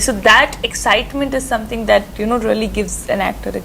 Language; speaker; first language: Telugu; non-native, fluent; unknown